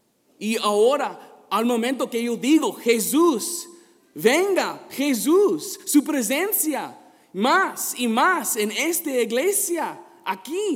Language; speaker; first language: Spanish; non-native, fluent; English